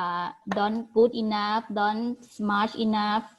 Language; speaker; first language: English; non-native, learner; Thai